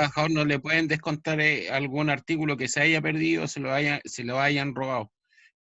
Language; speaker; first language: Spanish; native; Spanish